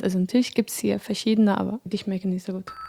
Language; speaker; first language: German; non-native, fluent; Arabic